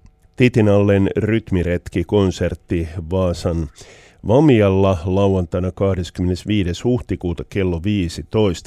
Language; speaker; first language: Finnish; native; Finnish